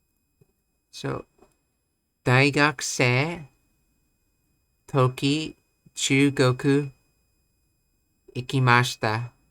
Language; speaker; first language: Japanese; non-native, learner; English